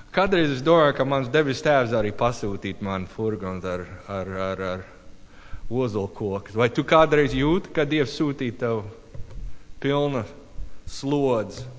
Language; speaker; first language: Latvian; non-native, learner; English